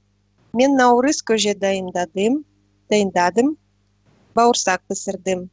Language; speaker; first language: Kazakh; non-native, learner; Russian